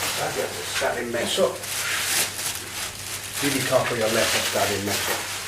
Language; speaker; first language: Bosnian; non-native, learner; English